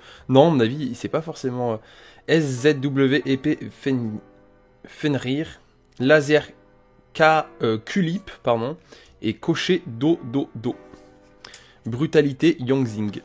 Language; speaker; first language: French; native; French